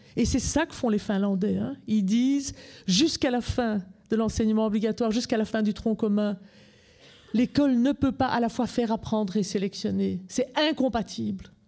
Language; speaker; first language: French; native; French